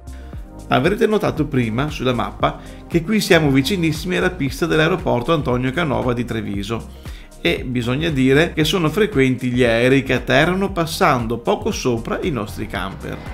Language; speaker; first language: Italian; native; Italian